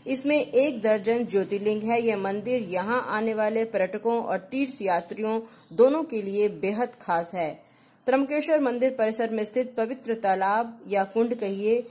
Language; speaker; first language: Hindi; non-native, local second language; Marathi